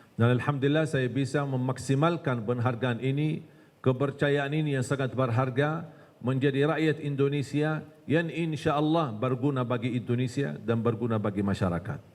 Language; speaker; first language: Malay; non-native, fluent; Arabic